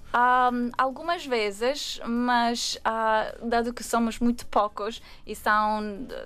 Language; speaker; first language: Portuguese; non-native, fluent; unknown